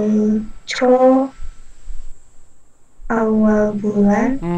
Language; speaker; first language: Korean; non-native, learner; Indonesian